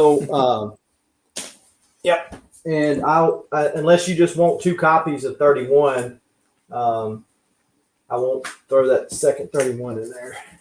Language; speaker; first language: English; native; English